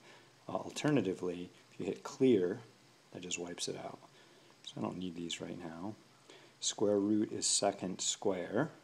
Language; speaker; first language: English; native; English